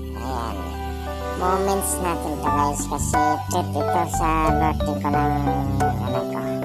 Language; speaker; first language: Filipino; non-native, local second language; Cebuano